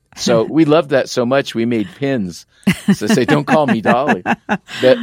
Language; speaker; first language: English; early bilingual, other home language; Spanish